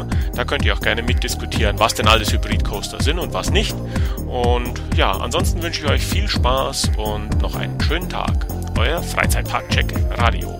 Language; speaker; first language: German; native; German